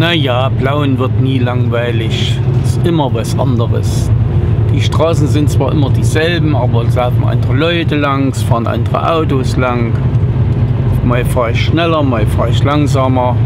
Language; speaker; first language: German; native; German